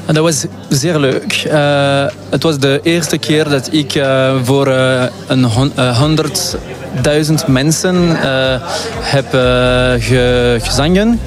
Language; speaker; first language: Dutch; non-native, local second language; French